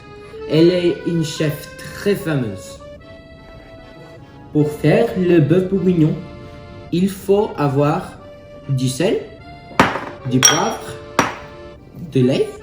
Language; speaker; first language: French; non-native, learner; English